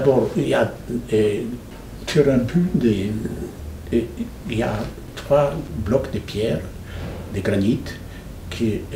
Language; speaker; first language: French; non-native, fluent; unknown